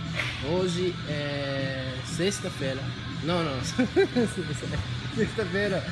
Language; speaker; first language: Portuguese; non-native, learner; English